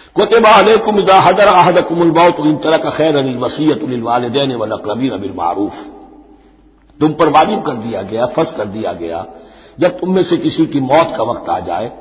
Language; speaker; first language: Urdu; native; Urdu